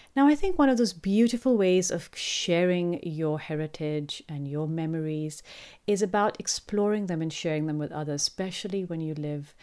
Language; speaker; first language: English; non-native, local second language; Urdu